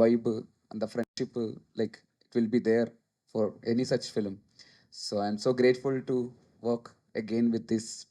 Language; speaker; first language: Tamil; non-native, learner; Malayalam